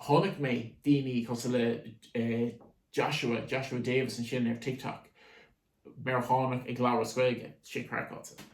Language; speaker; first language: Irish; native; Irish